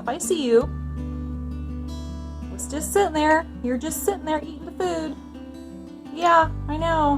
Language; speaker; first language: English; native; English